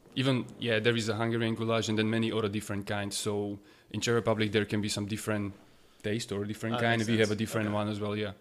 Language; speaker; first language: English; non-native, fluent; Slovak